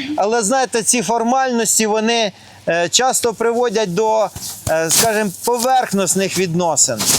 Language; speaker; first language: Ukrainian; non-native, local second language; Russian